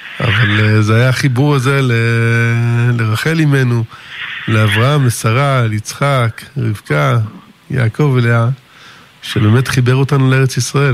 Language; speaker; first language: Hebrew; early bilingual, other home language; English